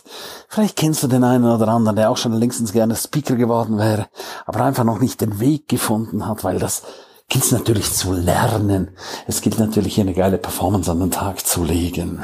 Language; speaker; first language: German; native; German